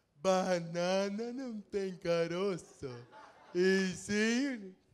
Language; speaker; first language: Spanish; native; Spanish